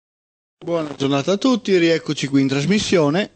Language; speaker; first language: Italian; native; Italian